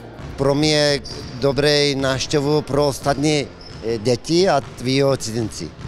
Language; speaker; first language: Czech; non-native, learner; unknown